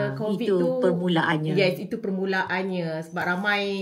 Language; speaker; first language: Malay; native; Malay